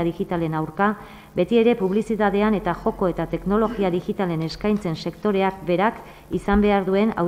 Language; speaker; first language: Basque; native; Basque